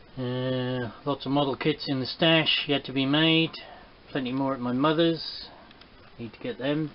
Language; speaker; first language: English; native; English